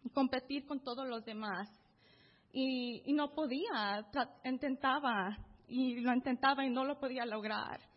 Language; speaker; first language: Spanish; early bilingual, heritage; Spanish